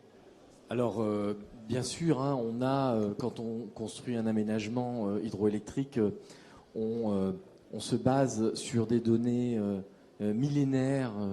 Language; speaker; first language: French; native; French